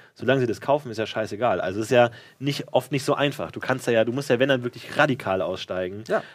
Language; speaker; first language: German; native; German